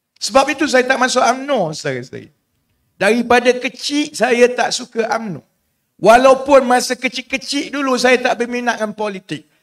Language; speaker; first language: Malay; native; Malay